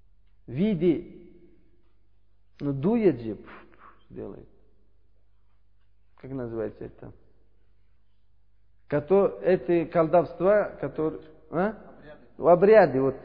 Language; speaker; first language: Russian; non-native, learner; Uzbek